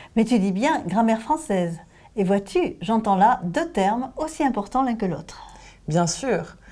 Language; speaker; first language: French; native; French